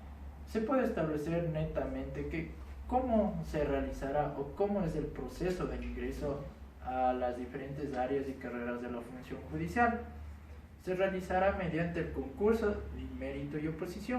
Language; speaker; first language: Spanish; native; Spanish